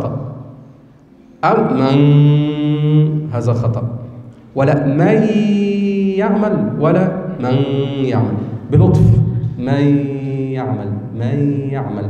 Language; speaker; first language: Arabic; native; Arabic